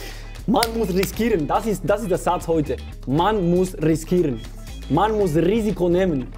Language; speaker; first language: German; non-native, learner; Spanish